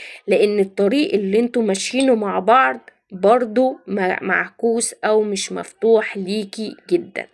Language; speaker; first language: Arabic; native; Arabic